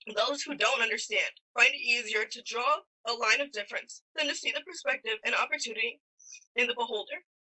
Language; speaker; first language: English; early bilingual, other home language; Spanish